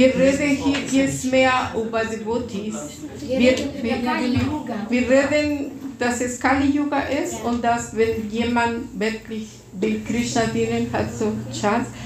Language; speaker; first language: German; non-native, fluent; Russian